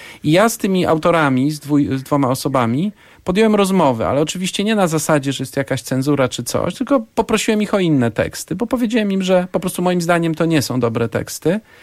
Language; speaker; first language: Polish; native; Polish